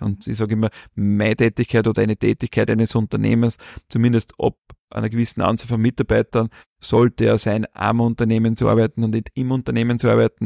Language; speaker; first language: German; native; German